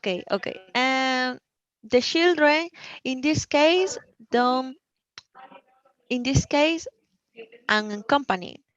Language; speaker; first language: English; non-native, learner; Spanish